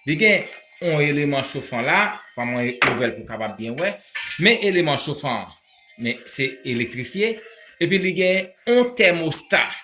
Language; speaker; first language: French; non-native, local second language; Haitian Creole